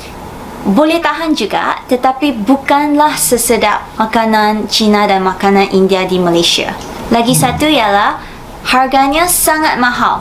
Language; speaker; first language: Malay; non-native, fluent; Japanese